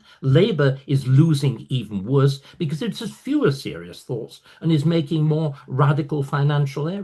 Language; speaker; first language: English; native; English